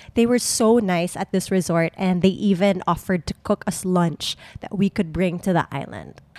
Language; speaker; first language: English; non-native, local second language; Filipino